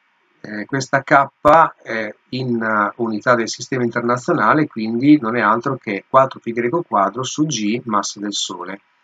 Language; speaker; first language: Italian; native; Italian